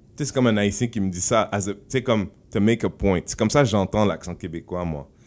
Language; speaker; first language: French; non-native, local second language; Haitian Creole